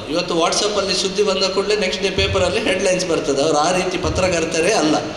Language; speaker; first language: Kannada; non-native, local second language; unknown